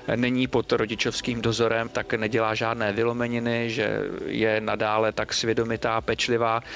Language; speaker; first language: Czech; native; Czech